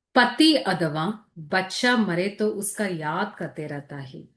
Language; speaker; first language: Hindi; non-native, local second language; Telugu